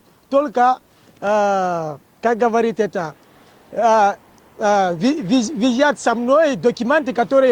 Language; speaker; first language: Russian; non-native, learner; Romanian